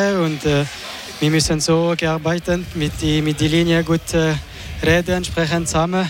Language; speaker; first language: German; non-native, local second language; French